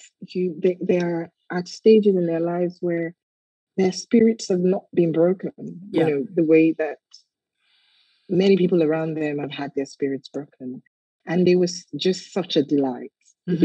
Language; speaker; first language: English; non-native, local second language; Yoruba